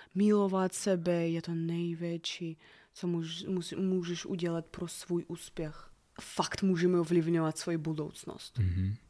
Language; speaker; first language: Czech; non-native, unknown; Russian